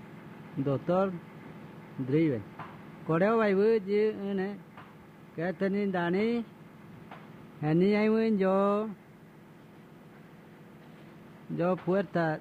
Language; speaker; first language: Spanish; non-native, local second language; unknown